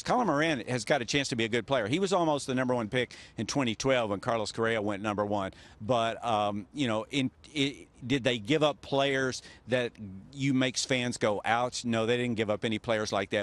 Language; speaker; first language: English; native; English